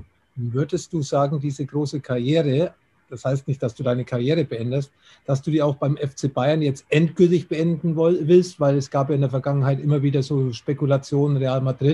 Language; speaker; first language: German; native; German